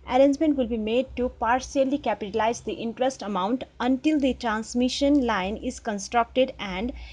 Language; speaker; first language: English; non-native, local second language; Nepali